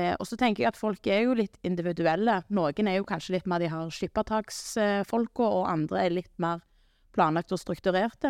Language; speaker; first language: Norwegian; native; Norwegian